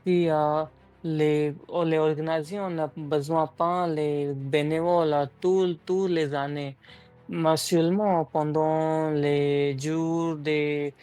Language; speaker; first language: French; non-native, learner; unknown